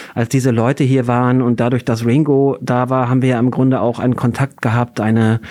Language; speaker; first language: German; native; German